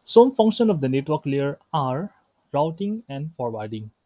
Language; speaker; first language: English; non-native, local second language; Nepali